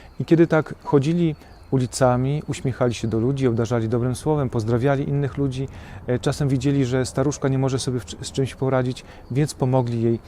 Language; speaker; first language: Polish; native; Polish